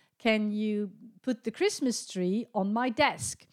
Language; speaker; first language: English; non-native, fluent; Dutch